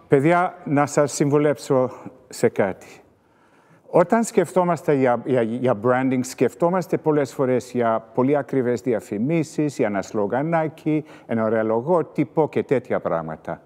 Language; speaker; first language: Greek; early bilingual, heritage; Greek